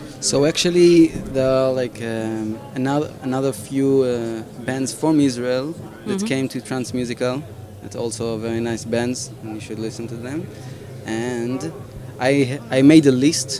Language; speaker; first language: English; non-native, fluent; Hebrew